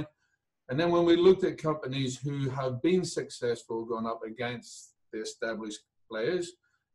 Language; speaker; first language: English; native; English